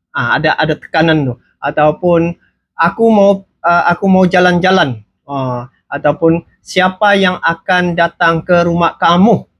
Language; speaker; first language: Malay; native; Malay